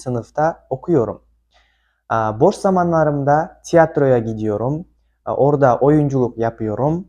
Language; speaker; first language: Turkish; non-native, fluent; Kyrgyz